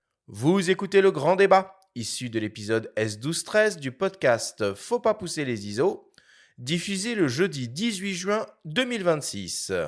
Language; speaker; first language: French; native; French